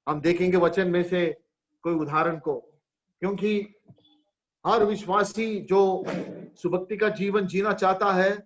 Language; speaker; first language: Hindi; non-native, local second language; Marathi